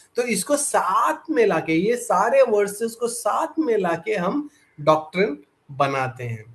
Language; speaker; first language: Hindi; non-native, local second language; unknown